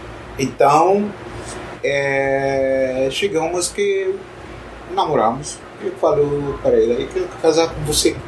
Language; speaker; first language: Portuguese; non-native, fluent; Arabic